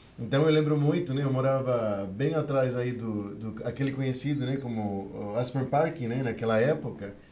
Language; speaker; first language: Portuguese; non-native, fluent; Spanish